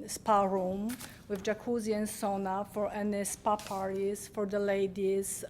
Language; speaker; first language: English; non-native, learner; Polish